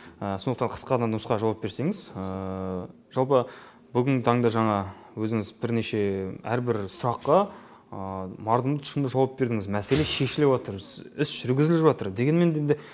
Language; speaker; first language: Kazakh; native; Kazakh